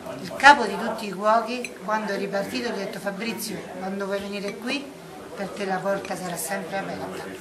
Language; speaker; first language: Italian; native; Italian